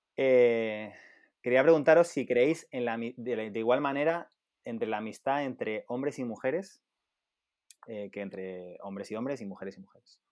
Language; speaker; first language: Spanish; native; Spanish